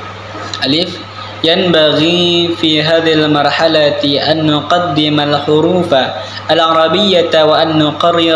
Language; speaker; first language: Arabic; non-native, learner; Indonesian